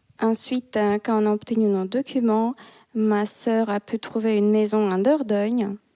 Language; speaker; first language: French; non-native, fluent; Russian